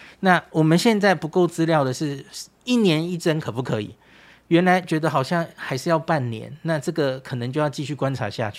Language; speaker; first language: Chinese; native; Chinese